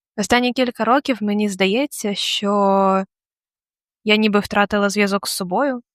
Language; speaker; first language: Ukrainian; non-native, local second language; Russian